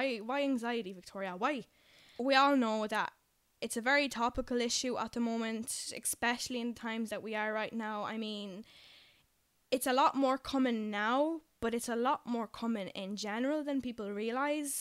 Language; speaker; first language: English; non-native, fluent; Polish